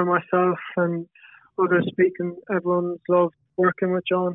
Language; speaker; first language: English; native; English